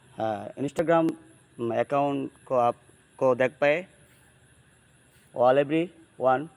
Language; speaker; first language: Hindi; non-native, learner; Bangla